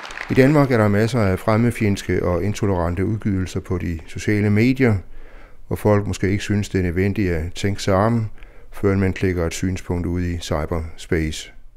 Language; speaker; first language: Danish; native; Danish